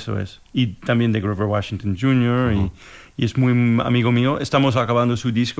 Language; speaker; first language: Spanish; non-native, fluent; English